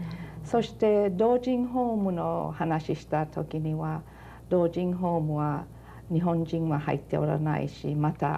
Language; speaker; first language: Japanese; early bilingual, heritage; Japanese